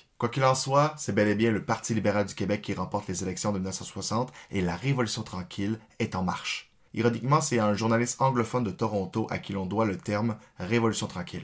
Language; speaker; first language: French; native; French